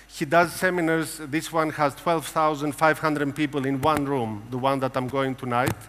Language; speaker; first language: English; non-native, fluent; Greek